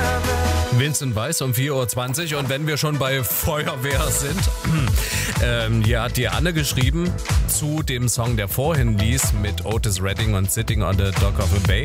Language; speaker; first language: German; native; German